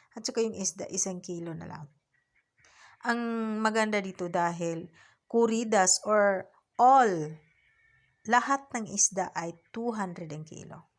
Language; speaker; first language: Filipino; non-native, local second language; Cebuano